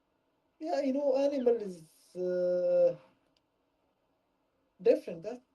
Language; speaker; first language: English; non-native, learner; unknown